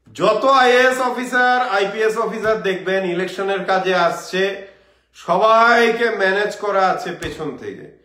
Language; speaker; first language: Bangla; native; Bangla